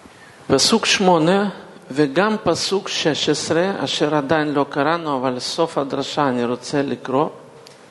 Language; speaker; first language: Hebrew; non-native, fluent; Russian